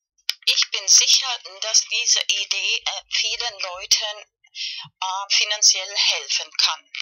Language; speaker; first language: German; non-native, fluent; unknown